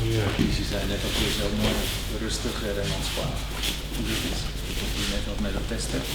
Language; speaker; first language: Dutch; native; Dutch